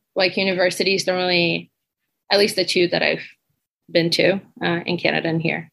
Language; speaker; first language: English; non-native, fluent; Portuguese